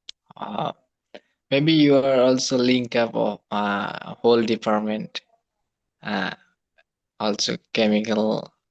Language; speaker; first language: English; non-native, learner; Bangla